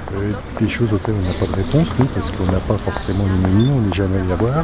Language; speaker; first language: French; native; French